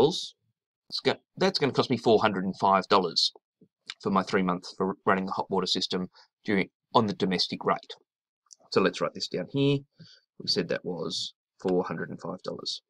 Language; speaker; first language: English; native; English